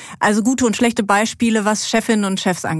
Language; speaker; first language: German; native; German